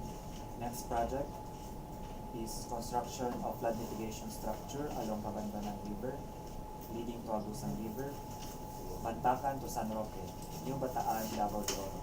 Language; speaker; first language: English; non-native, local second language; Cebuano